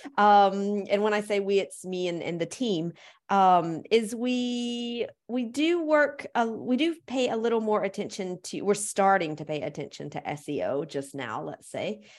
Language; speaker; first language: English; native; English